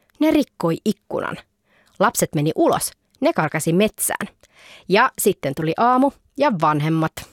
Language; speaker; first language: Finnish; early bilingual, heritage; Finnish